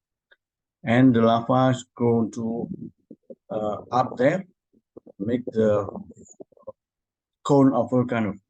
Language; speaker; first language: English; non-native, learner; Indonesian